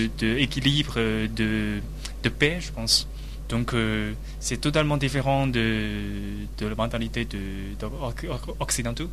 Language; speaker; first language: French; non-native, learner; Chinese